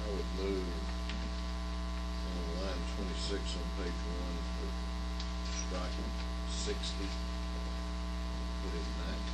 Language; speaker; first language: English; native; English